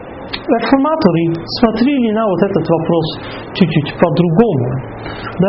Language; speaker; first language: Russian; non-native, fluent; Dutch